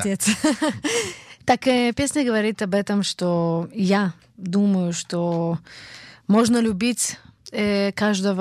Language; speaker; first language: Russian; early bilingual, heritage; Hebrew